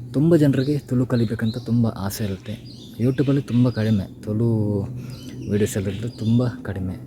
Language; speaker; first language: Kannada; non-native, local second language; Tulu